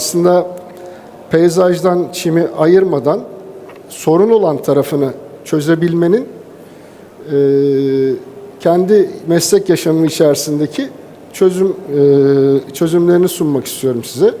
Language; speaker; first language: Turkish; native; Turkish